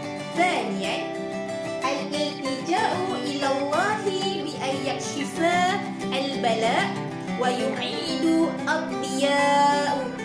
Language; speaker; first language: Arabic; non-native, fluent; Malay